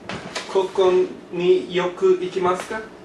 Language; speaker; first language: Japanese; non-native, learner; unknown